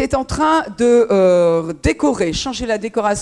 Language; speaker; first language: French; native; French